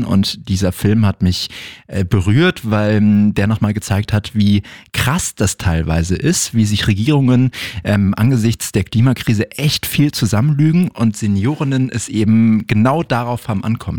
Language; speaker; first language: German; native; German